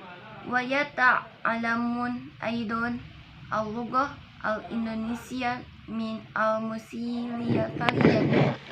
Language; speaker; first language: Arabic; non-native, learner; Indonesian